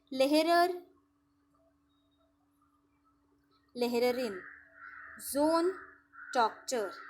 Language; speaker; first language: German; non-native, fluent; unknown